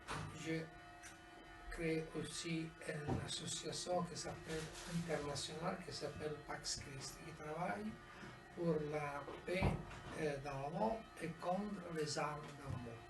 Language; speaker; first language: French; non-native, fluent; Italian